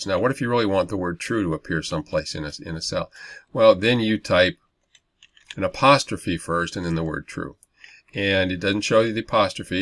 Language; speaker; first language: English; native; English